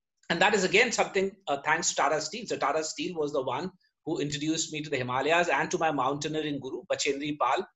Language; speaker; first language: English; non-native, local second language; Hindi